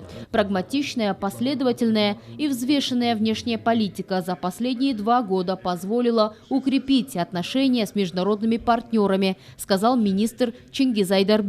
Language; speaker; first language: Russian; native; Russian